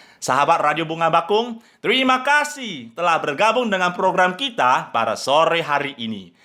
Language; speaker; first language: Indonesian; non-native, fluent; English